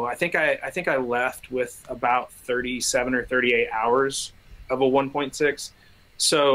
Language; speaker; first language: English; native; English